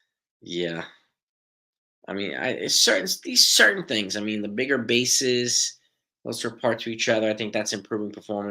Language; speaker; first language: English; native; English